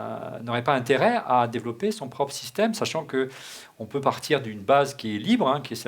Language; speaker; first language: French; native; French